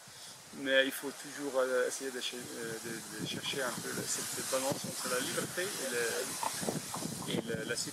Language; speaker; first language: French; non-native, fluent; Dutch